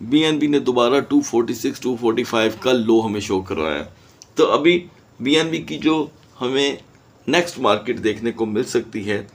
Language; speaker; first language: Urdu; native; Urdu